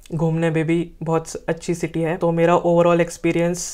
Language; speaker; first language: Hindi; non-native, local second language; Marathi